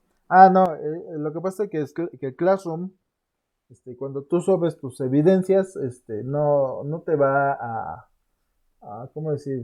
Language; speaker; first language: Spanish; native; Spanish